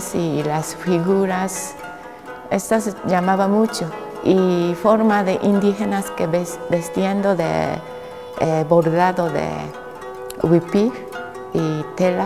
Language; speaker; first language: Spanish; non-native, learner; Japanese